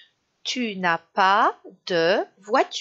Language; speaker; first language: French; non-native, fluent; English